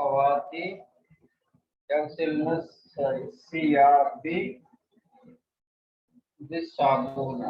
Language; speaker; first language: Arabic; non-native, learner; Urdu